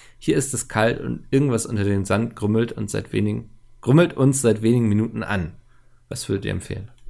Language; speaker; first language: German; native; German